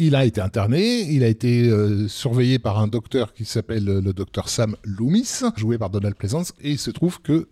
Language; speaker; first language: French; native; French